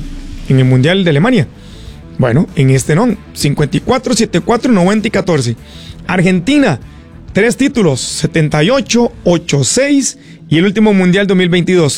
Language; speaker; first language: Spanish; native; Spanish